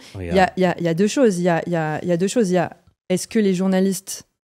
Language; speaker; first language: French; native; French